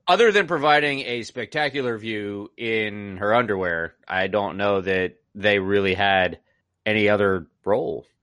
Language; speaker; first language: English; native; English